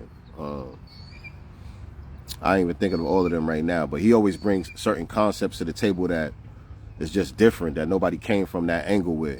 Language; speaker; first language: English; native; English